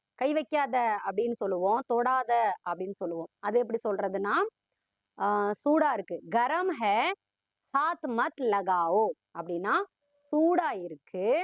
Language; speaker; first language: Tamil; early bilingual, heritage; Tamil